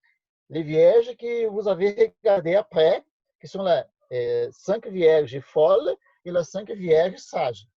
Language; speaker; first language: French; non-native, learner; Portuguese